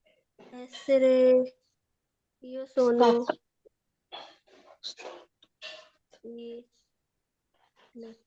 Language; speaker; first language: Italian; non-native, learner; Urdu